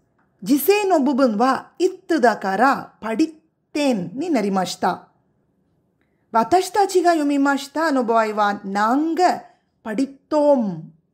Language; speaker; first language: Japanese; non-native, fluent; Tamil